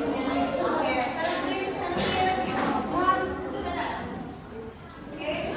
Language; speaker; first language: English; non-native, learner; Indonesian